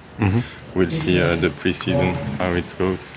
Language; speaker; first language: English; non-native, learner; French